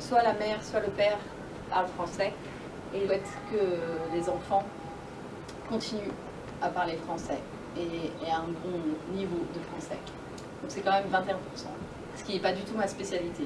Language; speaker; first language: French; native; French